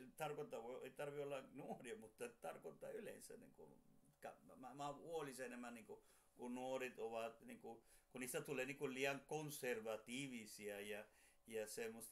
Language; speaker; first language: Finnish; non-native, fluent; Spanish